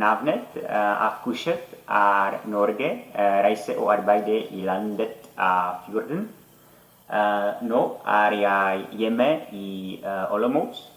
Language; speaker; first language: Norwegian; non-native, learner; Czech